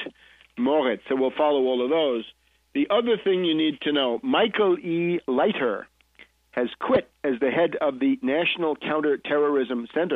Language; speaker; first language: English; native; English